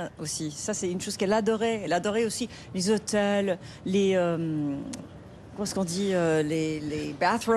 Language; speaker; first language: French; non-native, fluent; English